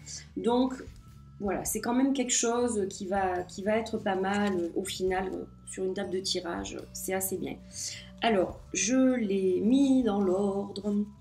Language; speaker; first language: French; native; French